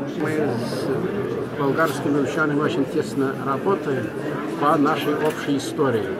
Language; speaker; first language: Russian; non-native, local second language; Tatar